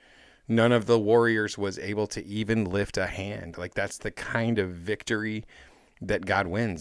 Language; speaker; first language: English; native; English